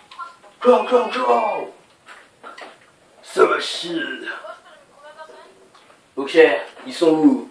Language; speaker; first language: French; native; French